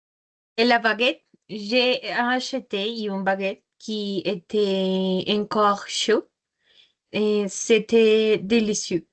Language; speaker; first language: French; non-native, learner; Spanish